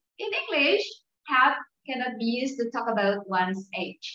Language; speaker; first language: English; non-native, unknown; Indonesian